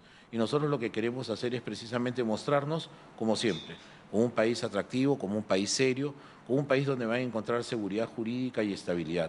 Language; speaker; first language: Spanish; native; Spanish